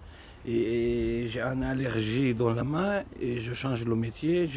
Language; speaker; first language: French; non-native, learner; Arabic